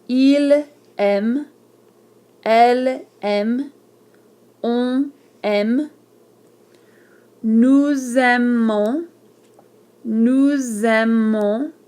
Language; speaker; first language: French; non-native, fluent; English